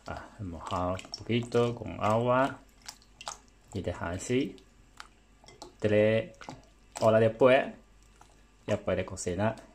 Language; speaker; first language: Spanish; non-native, learner; Chinese